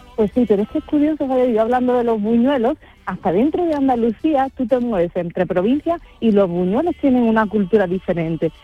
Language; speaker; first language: Spanish; native; Spanish